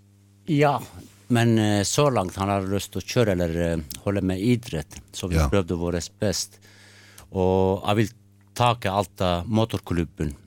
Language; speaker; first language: Norwegian; non-native, fluent; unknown